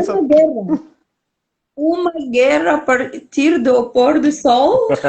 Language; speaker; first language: Portuguese; non-native, fluent; Arabic